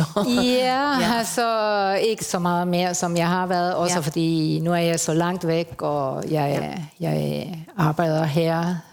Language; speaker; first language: Danish; early bilingual, heritage; Spanish